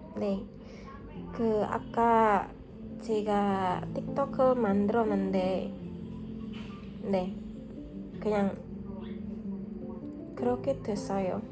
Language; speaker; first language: Korean; non-native, learner; Indonesian